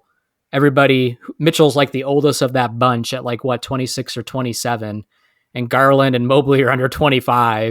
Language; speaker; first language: English; native; English